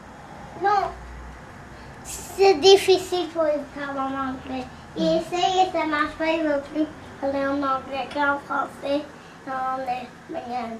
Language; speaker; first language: French; early bilingual, heritage; French